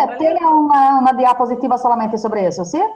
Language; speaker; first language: Spanish; non-native, fluent; Portuguese